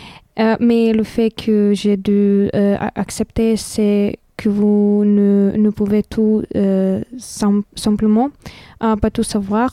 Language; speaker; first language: French; non-native, fluent; Lithuanian